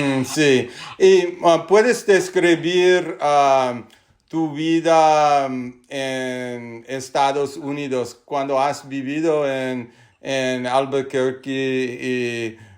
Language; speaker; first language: Spanish; non-native, learner; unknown